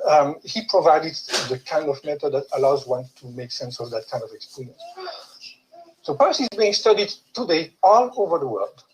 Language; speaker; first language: English; non-native, fluent; French